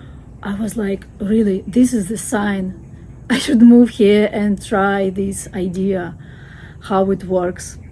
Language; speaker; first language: English; non-native, fluent; Russian